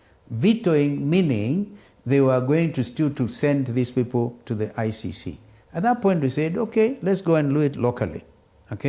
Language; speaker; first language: English; non-native, local second language; Kamba